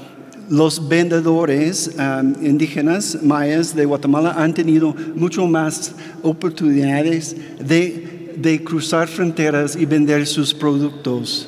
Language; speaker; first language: Spanish; non-native, fluent; English